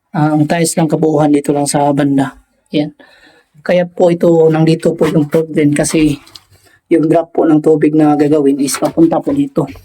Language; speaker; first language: Filipino; non-native, local second language; Cebuano